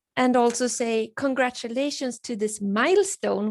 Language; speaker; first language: English; non-native, fluent; Swedish